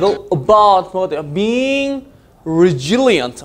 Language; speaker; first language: English; non-native, fluent; Korean